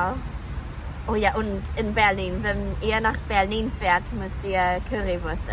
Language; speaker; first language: German; non-native, learner; Japanese